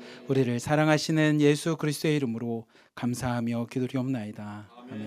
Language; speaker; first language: Korean; native; Korean